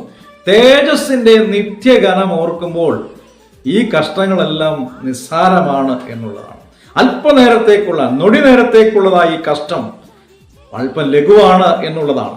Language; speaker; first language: Malayalam; native; Malayalam